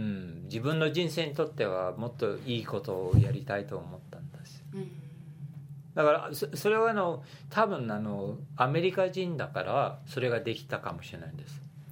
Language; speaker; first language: Japanese; non-native, fluent; English